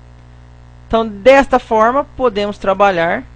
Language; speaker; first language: Portuguese; native; Portuguese